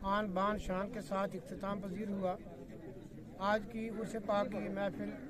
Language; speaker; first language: Hindi; native; Hindi